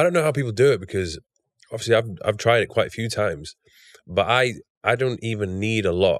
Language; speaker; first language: English; native; English